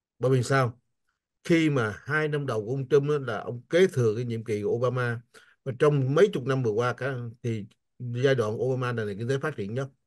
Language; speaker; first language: Vietnamese; native; Vietnamese